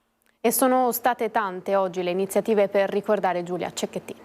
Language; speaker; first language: Italian; native; Italian